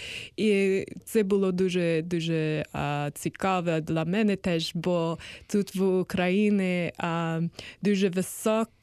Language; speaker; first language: Ukrainian; non-native, learner; English